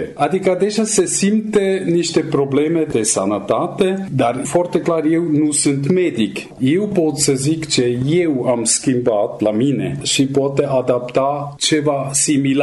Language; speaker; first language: Romanian; non-native, fluent; German